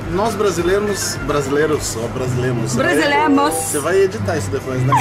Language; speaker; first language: Portuguese; native; Portuguese